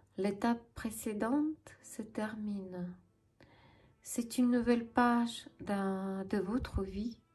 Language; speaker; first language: French; non-native, fluent; Ukrainian